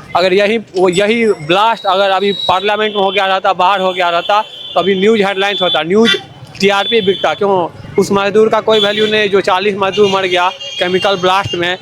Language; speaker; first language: Hindi; native; Hindi